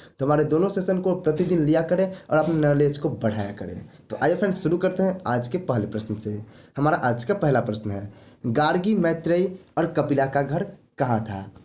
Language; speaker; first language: Hindi; native; Hindi